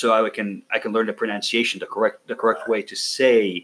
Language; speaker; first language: English; non-native, fluent; Arabic